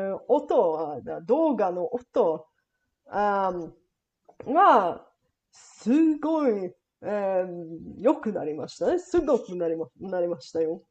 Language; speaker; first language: Japanese; non-native, learner; Bulgarian